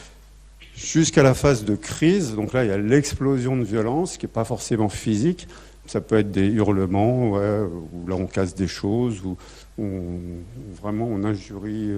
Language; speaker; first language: French; native; French